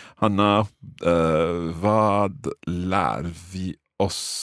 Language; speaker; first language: Swedish; non-native, learner; English